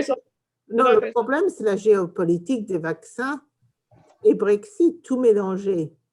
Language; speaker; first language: French; early bilingual, heritage; English